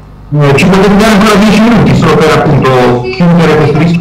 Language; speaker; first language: Italian; native; Italian